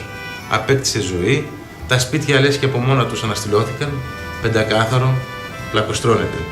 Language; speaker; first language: Greek; native; Greek